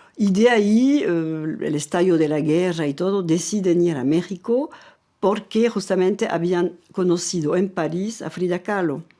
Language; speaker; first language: Spanish; non-native, fluent; French